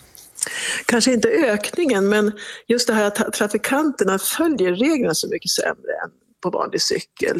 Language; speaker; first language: Swedish; native; Swedish